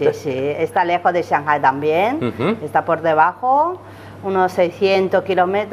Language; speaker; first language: Spanish; non-native, learner; Chinese